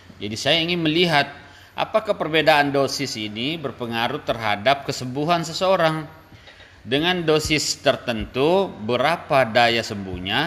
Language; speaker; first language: Indonesian; native; Indonesian